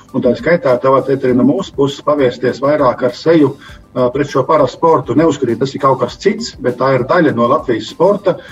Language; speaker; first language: Latvian; non-native, fluent; Hungarian